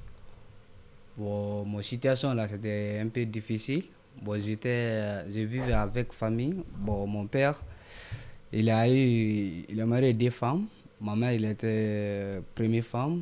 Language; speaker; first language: French; non-native, local second language; Mandingo